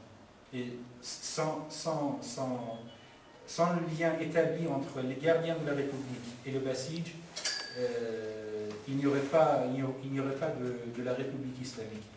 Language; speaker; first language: French; non-native, fluent; Persian